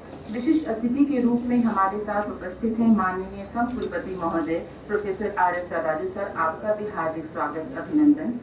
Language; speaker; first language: Hindi; native; Hindi